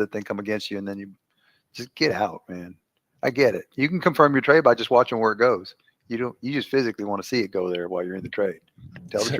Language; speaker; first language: English; native; English